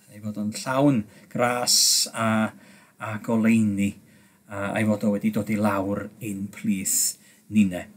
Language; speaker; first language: Welsh; native; Welsh